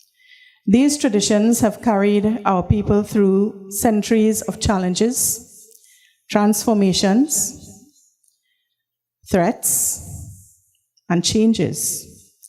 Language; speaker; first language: English; native; English